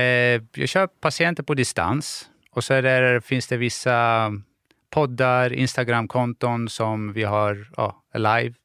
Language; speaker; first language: Swedish; early bilingual, other home language; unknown